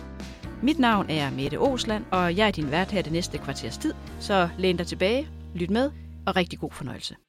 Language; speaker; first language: Danish; native; Danish